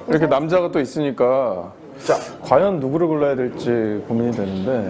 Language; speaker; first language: Korean; native; Korean